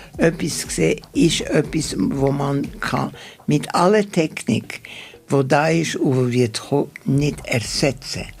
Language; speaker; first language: German; non-native, fluent; Turkish